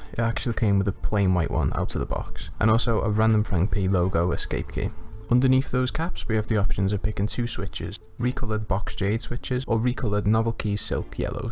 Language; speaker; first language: English; native; English